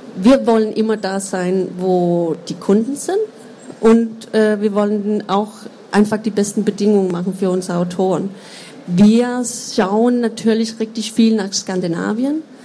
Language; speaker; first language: German; non-native, fluent; Danish